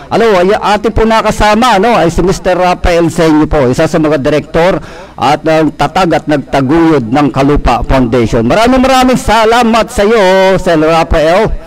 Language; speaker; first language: Filipino; native; Filipino